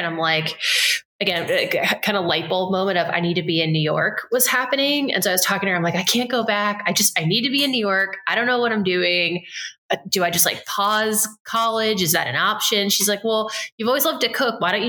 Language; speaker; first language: English; native; English